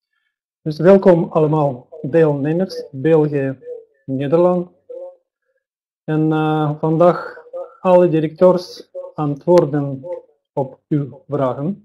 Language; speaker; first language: Dutch; non-native, learner; Russian